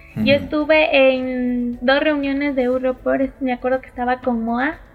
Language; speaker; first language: Spanish; native; Spanish